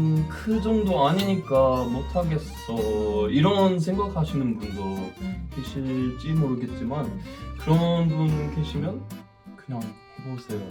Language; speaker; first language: Korean; non-native, fluent; English